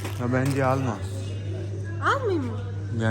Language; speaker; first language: Turkish; non-native, learner; Urdu